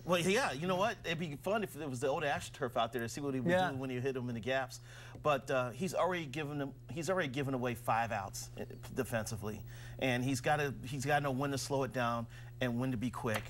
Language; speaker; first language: English; native; English